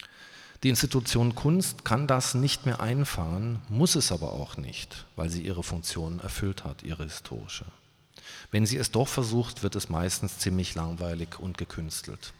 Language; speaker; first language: German; native; German